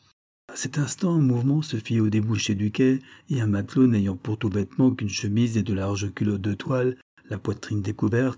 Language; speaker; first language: French; native; French